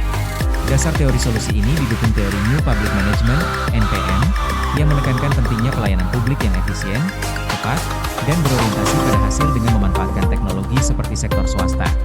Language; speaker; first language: Indonesian; native; Indonesian